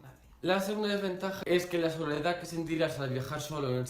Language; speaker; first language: Spanish; native; Spanish